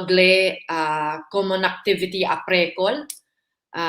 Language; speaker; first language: French; non-native, learner; Filipino